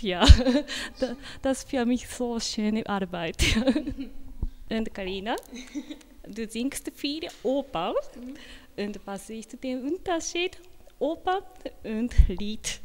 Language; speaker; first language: German; non-native, learner; Japanese